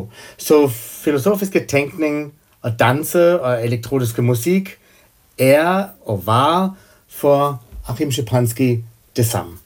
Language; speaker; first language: Danish; non-native, fluent; German